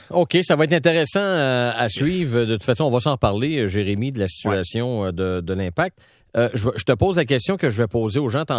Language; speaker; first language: French; native; French